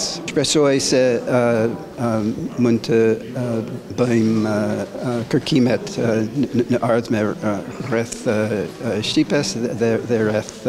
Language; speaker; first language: Albanian; non-native, learner; English